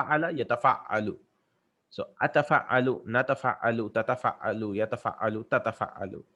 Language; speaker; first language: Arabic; non-native, fluent; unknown